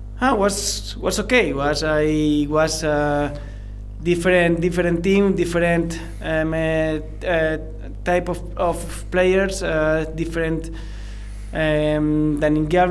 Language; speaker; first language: English; non-native, learner; Spanish